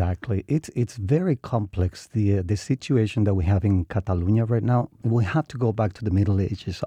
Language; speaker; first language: English; non-native, fluent; Spanish